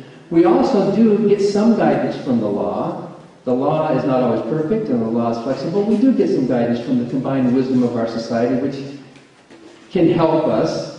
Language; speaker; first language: English; native; English